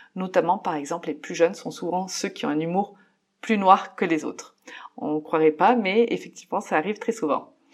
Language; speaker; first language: French; native; French